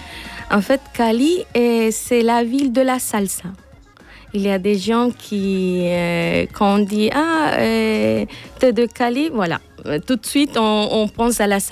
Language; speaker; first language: French; non-native, learner; Spanish